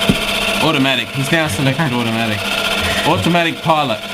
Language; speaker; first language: English; native; English